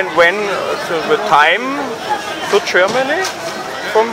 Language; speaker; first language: English; non-native, learner; German